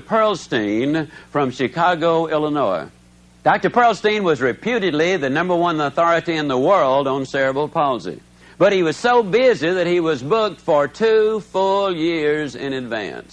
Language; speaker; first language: English; native; English